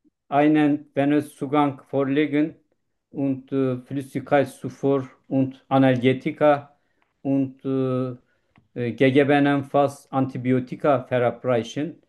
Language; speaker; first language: German; non-native, learner; Turkish